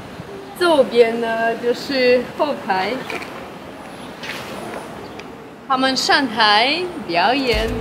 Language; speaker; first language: Chinese; non-native, fluent; Russian